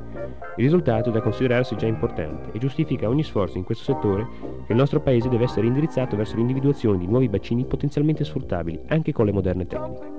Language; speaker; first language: Italian; native; Italian